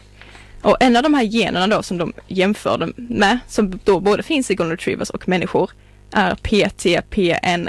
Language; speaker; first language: Swedish; native; Swedish